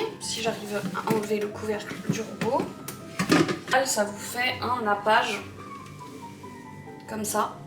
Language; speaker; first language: French; native; French